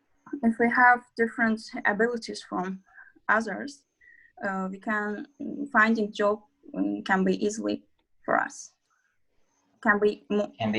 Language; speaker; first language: English; non-native, learner; Azerbaijani